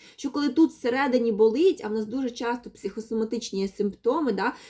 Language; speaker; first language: Ukrainian; non-native, local second language; Russian